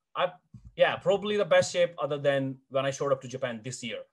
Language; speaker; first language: English; non-native, local second language; Hindi